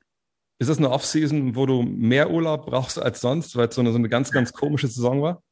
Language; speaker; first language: German; native; German